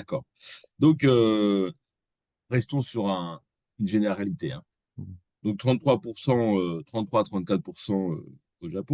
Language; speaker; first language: French; native; French